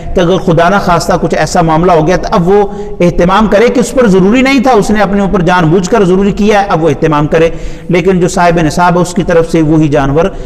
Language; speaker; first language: Urdu; non-native, local second language; Punjabi